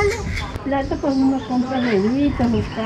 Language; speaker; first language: Spanish; native; Spanish